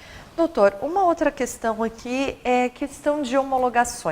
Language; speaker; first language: Portuguese; native; Portuguese